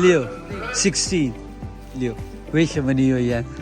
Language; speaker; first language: Chinese; non-native, learner; Urdu